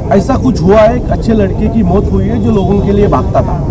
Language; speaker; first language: Hindi; non-native, local second language; Marathi